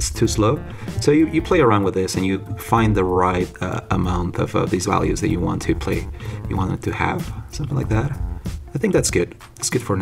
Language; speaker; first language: English; non-native, fluent; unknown